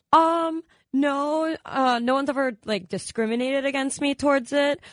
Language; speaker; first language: English; native; English